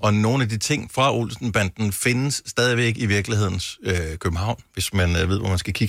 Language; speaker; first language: Danish; native; Danish